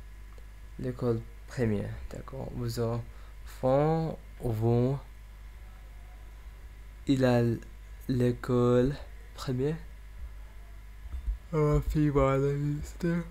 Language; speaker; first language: French; non-native, learner; English